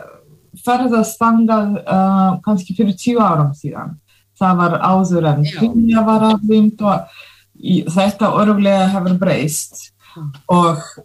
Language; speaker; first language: Icelandic; non-native, fluent; Russian